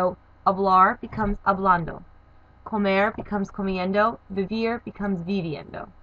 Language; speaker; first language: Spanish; non-native, learner; English